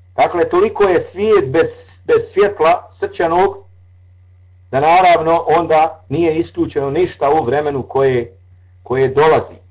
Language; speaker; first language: Bosnian; native; Bosnian